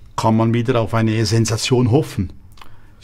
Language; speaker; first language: German; native; German